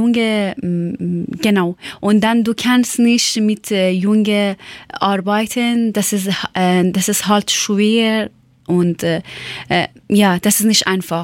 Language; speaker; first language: German; non-native, learner; Persian